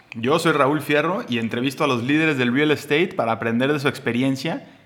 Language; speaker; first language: Spanish; native; Spanish